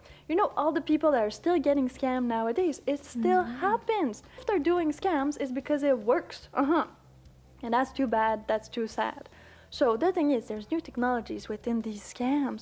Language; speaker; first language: English; non-native, fluent; French